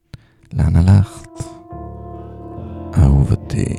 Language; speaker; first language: Hebrew; native; Hebrew